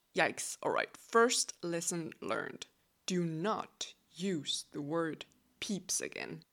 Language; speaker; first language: English; non-native, fluent; Danish